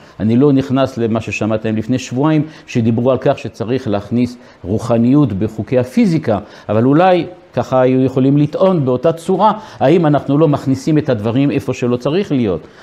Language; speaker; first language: Hebrew; non-native, fluent; French